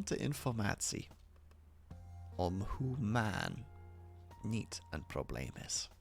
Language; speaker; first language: Dutch; non-native, learner; English